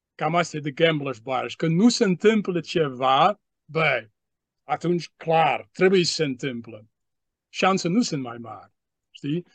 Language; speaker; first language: Romanian; non-native, fluent; Dutch